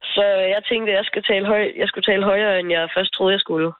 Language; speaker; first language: Danish; native; Danish